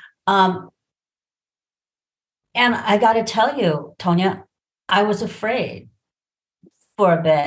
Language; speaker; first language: English; native; English